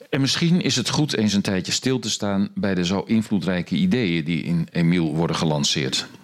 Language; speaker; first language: Dutch; native; Dutch